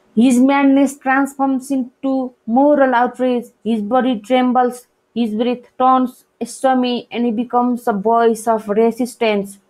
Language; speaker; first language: English; non-native, local second language; Nepali